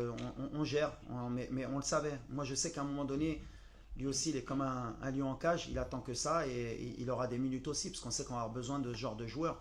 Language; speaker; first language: French; native; French